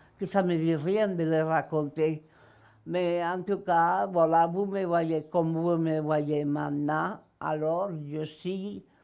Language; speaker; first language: French; non-native, fluent; Spanish